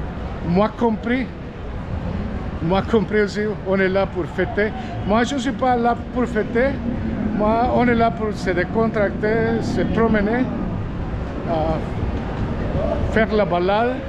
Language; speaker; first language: French; non-native, fluent; Spanish